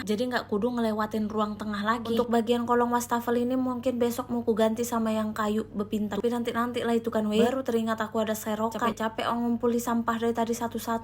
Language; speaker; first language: Indonesian; native; Indonesian